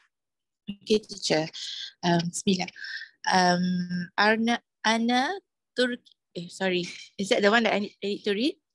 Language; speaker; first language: English; non-native, learner; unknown